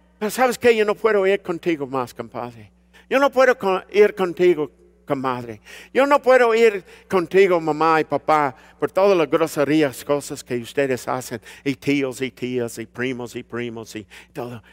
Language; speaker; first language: Spanish; early bilingual, heritage; Spanish